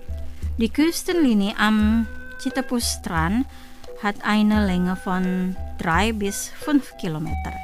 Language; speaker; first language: German; non-native, fluent; Indonesian